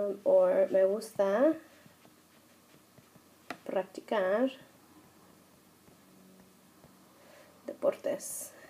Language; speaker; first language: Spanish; non-native, fluent; English